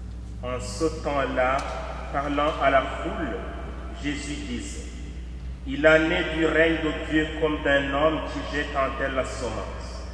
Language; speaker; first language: French; native; French